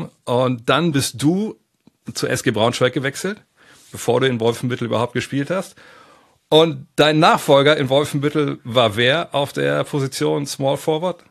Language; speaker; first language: German; native; German